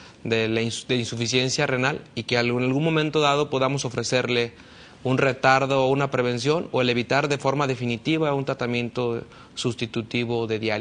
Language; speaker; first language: Spanish; native; Spanish